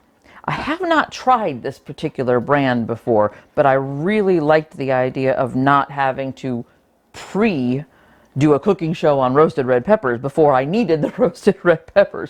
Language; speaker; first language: English; native; English